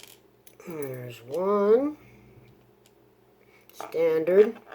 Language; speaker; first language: English; native; English